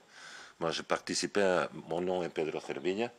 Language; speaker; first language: French; non-native, fluent; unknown